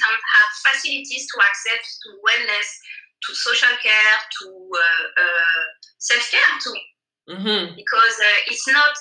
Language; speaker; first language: English; non-native, learner; French